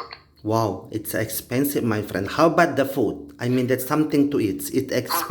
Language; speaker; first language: English; non-native, learner; Indonesian